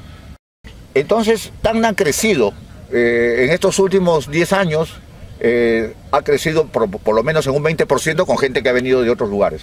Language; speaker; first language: Spanish; native; Spanish